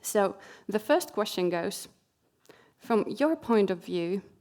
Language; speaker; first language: English; non-native, fluent; Finnish